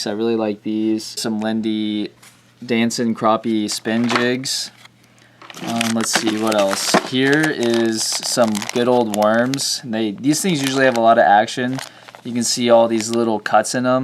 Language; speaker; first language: English; native; English